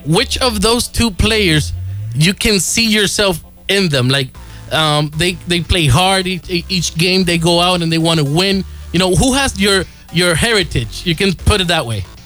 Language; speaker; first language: English; non-native, fluent; Spanish